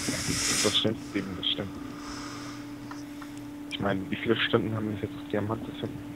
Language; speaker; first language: German; native; German